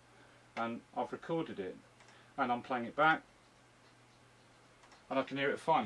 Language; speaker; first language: English; native; English